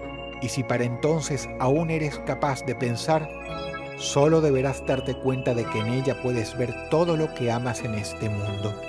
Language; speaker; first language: Spanish; native; Spanish